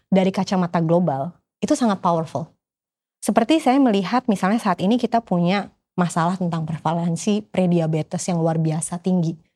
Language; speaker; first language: Indonesian; native; Indonesian